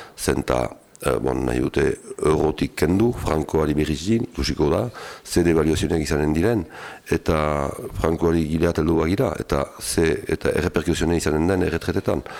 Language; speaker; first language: Basque; native; Basque